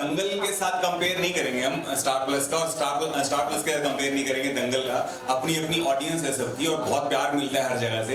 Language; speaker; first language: Hindi; native; Hindi